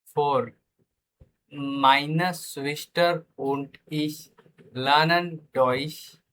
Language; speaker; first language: German; non-native, fluent; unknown